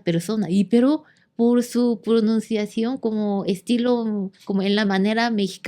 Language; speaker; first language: Spanish; non-native, learner; Korean